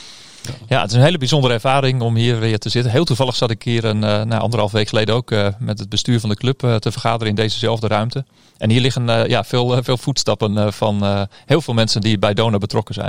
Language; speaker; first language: Dutch; native; Dutch